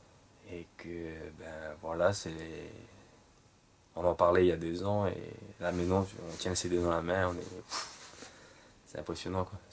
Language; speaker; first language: French; native; French